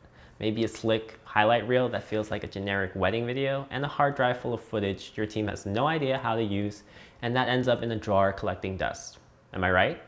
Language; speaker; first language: English; native; English